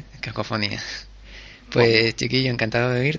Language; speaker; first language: Spanish; native; Spanish